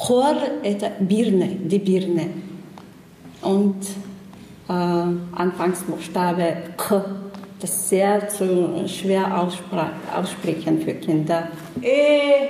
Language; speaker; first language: German; non-native, learner; Chechen